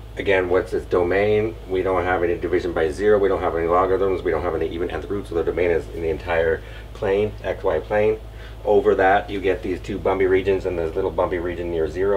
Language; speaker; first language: English; native; English